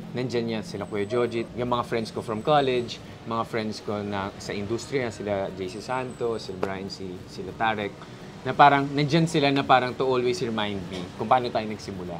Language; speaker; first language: Filipino; native; Filipino